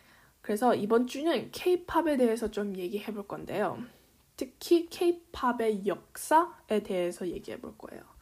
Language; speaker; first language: Korean; early bilingual, heritage; Korean